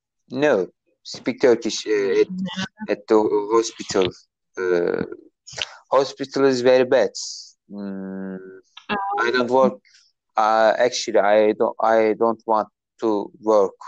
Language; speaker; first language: English; non-native, learner; Turkish